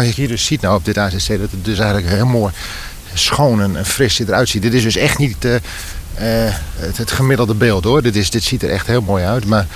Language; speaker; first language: Dutch; native; Dutch